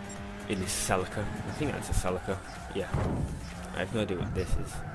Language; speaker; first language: English; native; English